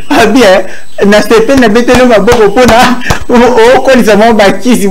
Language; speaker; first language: French; non-native, local second language; Lingala